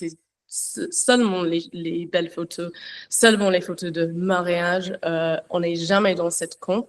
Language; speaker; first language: French; non-native, learner; English